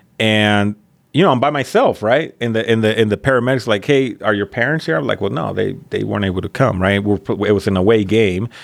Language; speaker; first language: English; early bilingual, other home language; Spanish